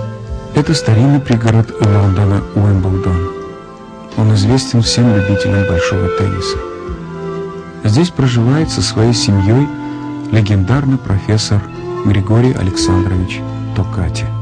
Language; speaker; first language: Russian; native; Russian